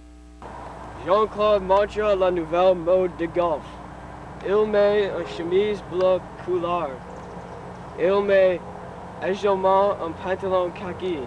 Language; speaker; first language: French; non-native, learner; English